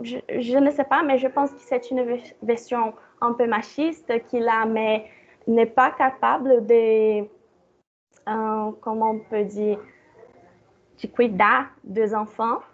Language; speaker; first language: French; non-native, learner; Portuguese